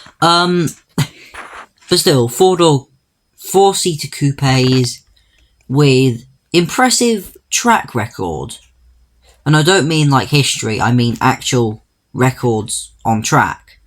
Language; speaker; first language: English; native; English